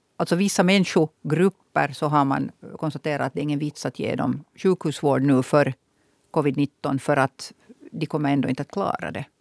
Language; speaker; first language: Swedish; native; Swedish